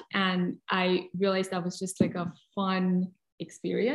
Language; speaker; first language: English; non-native, local second language; Malayalam